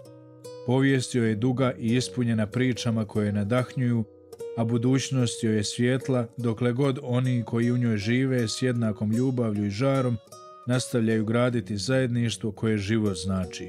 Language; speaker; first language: Croatian; native; Croatian